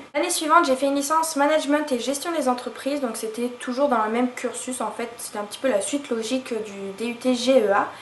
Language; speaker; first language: French; native; French